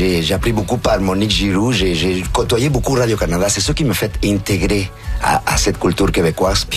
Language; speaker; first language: French; non-native, fluent; Spanish